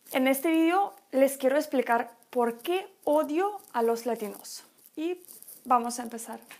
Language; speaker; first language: Spanish; non-native, fluent; Russian